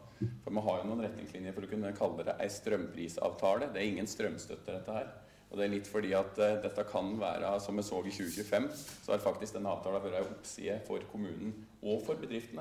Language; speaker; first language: Norwegian; native; Norwegian